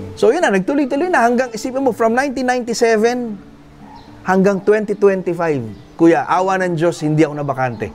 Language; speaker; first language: Filipino; native; Filipino